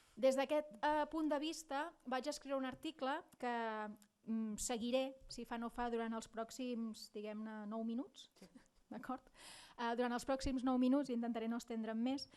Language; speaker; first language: Catalan; non-native, local second language; Spanish